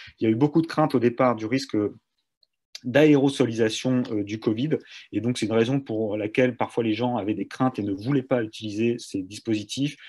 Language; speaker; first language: French; native; French